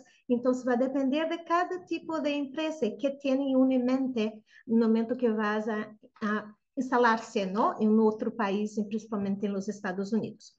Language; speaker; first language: Spanish; non-native, fluent; Portuguese